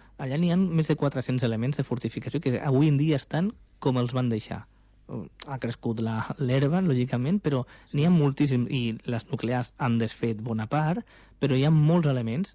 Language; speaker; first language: Catalan; native; Catalan